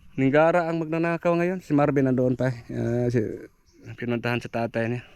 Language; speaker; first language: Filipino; non-native, local second language; Cebuano